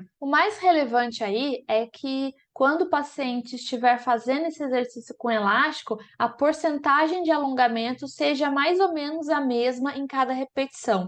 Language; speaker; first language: Portuguese; native; Portuguese